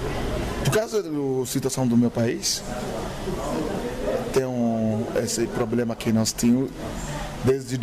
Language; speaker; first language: Portuguese; non-native, learner; Igbo